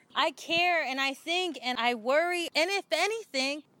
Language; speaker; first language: English; native; English